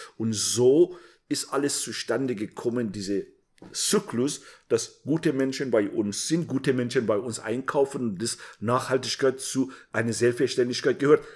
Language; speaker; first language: German; non-native, fluent; Persian